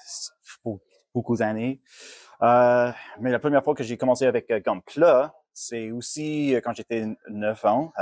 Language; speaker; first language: French; non-native, local second language; English